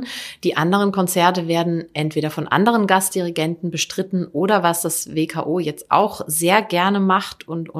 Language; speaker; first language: German; native; German